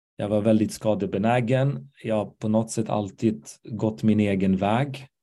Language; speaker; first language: Swedish; early bilingual, other home language; Arabic